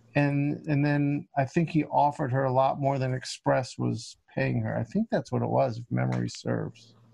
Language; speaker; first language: English; native; English